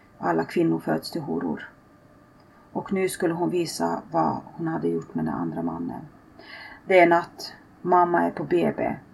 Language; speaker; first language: Swedish; early bilingual, other home language; Finnish